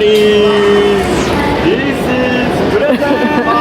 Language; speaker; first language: English; non-native, learner; Japanese